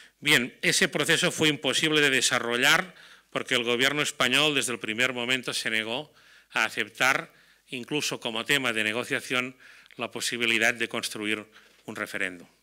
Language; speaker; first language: Spanish; non-native, local second language; Catalan